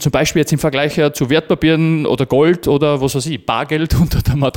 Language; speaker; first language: German; native; German